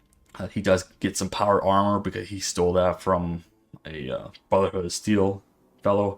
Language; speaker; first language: English; native; English